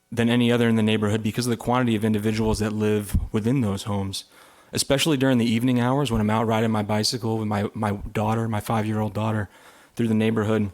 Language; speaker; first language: English; native; English